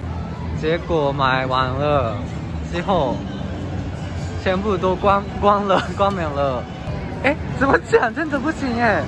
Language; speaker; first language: Chinese; non-native, fluent; Japanese